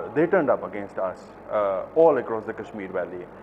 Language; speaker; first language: English; non-native, local second language; Kashmiri